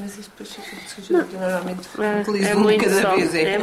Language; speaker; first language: Portuguese; native; Portuguese